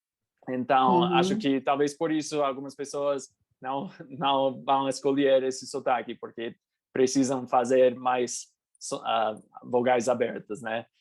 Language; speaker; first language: Portuguese; non-native, fluent; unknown